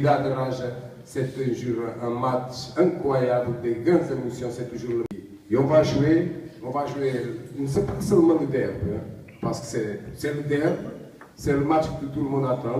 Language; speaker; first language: French; non-native, learner; Portuguese